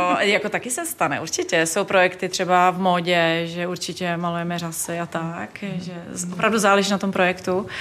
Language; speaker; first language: Czech; native; Czech